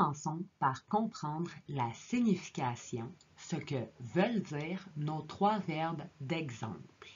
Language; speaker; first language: French; native; French